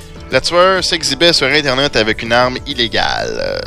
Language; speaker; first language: French; native; French